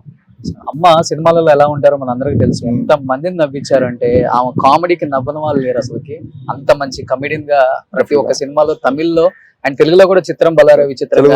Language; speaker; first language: Telugu; native; Telugu